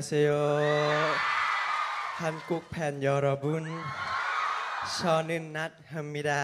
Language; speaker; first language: Korean; non-native, learner; Thai